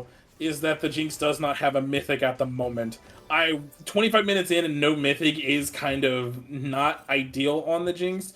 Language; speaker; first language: English; native; English